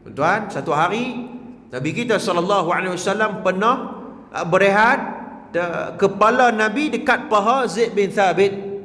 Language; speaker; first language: Malay; native; Malay